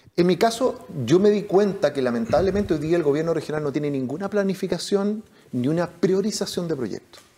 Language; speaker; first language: Spanish; native; Spanish